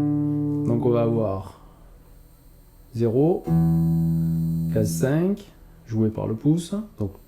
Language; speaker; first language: French; native; French